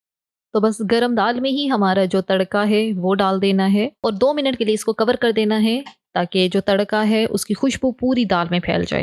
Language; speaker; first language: Hindi; native; Hindi